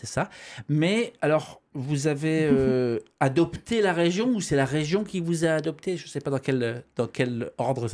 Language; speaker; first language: French; native; French